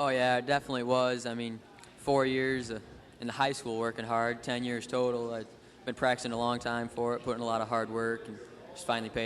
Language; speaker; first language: English; native; English